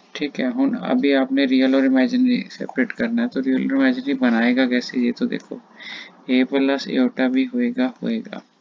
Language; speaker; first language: Hindi; non-native, local second language; Punjabi